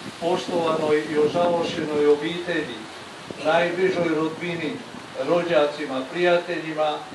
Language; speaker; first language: Croatian; native; Croatian